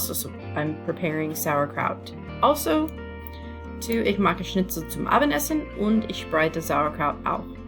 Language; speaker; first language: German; non-native, fluent; English